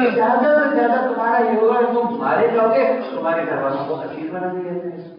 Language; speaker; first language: Urdu; non-native, local second language; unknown